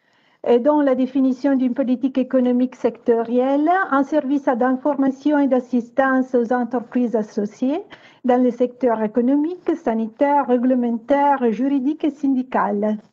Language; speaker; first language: French; non-native, fluent; Italian